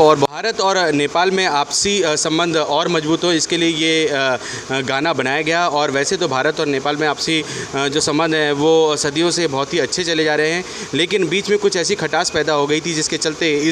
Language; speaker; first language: Hindi; native; Hindi